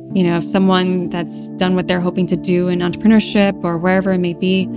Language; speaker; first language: English; non-native, fluent; French